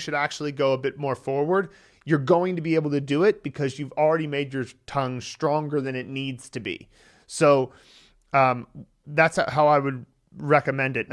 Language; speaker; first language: English; native; English